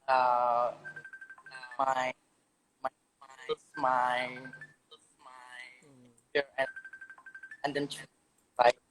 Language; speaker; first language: English; non-native, learner; Indonesian